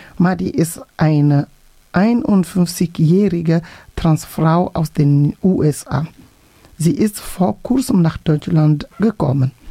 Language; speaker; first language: German; non-native, fluent; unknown